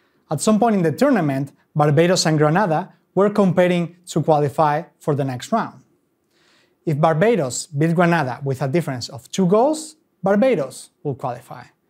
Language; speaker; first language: English; non-native, fluent; Spanish